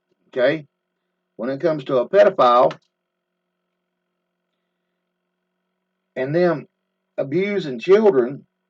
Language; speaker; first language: English; native; English